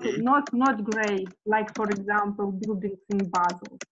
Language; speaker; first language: English; non-native, learner; Russian